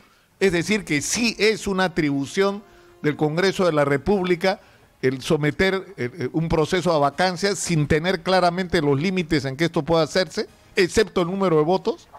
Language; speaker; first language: Spanish; native; Spanish